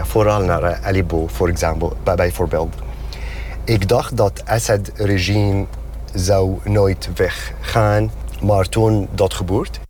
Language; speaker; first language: Dutch; non-native, learner; Arabic